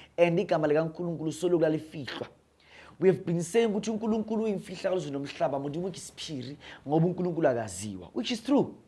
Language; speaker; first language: Zulu; non-native, local second language; Northern Sotho